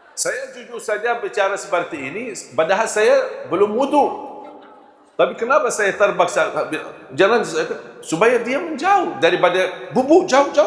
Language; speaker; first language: Malay; non-native, fluent; Arabic